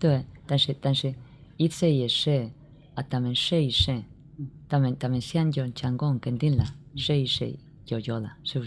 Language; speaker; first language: Chinese; non-native, learner; Spanish